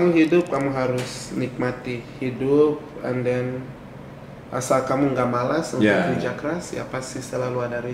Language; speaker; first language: Indonesian; non-native, fluent; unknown